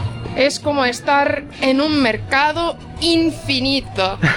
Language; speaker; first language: Spanish; non-native, fluent; Estonian